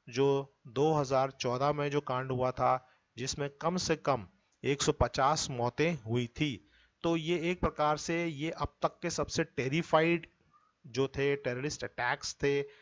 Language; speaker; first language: Hindi; native; Hindi